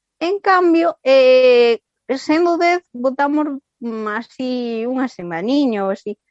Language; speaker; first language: Galician; non-native, local second language; Spanish